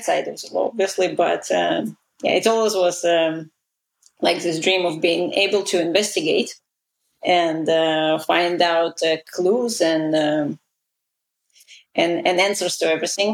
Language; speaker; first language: English; non-native, fluent; Russian